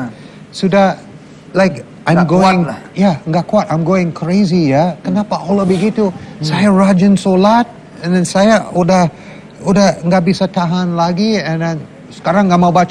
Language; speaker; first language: Indonesian; non-native, learner; English